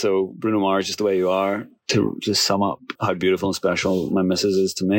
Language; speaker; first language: English; native; English